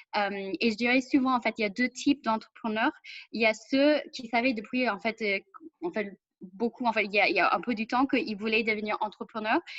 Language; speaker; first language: French; non-native, fluent; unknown